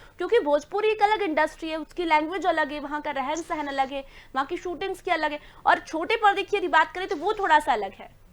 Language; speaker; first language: Hindi; native; Hindi